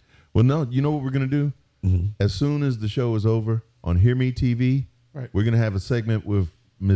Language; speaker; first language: English; native; English